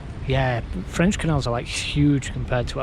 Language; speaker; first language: English; native; English